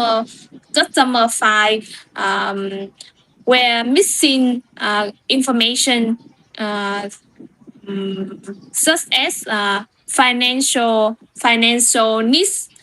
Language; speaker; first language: English; non-native, learner; Vietnamese